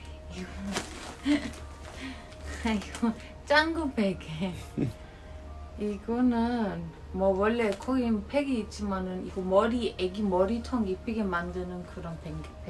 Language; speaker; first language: Korean; non-native, fluent; German